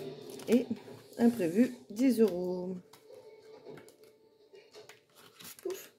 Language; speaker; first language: French; native; French